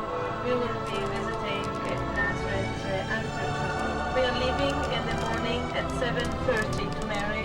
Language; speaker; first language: English; non-native, fluent; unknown